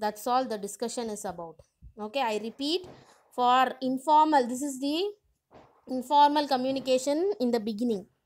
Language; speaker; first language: English; non-native, local second language; Tamil